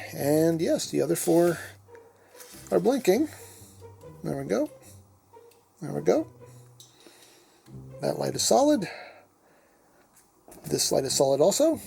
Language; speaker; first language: English; native; English